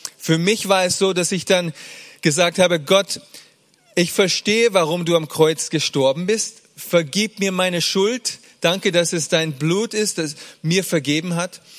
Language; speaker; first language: German; early bilingual, other home language; English